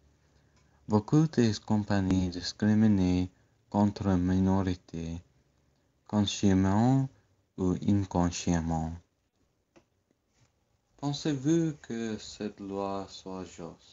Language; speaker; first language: French; non-native, learner; English